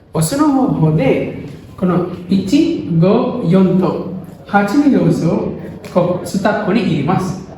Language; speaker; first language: Japanese; non-native, learner; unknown